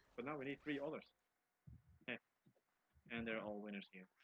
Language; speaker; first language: English; non-native, fluent; Dutch